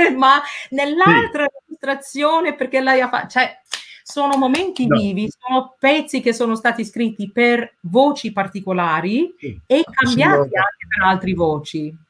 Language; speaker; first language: Italian; non-native, fluent; English